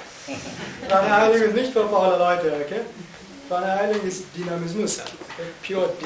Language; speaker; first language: German; non-native, fluent; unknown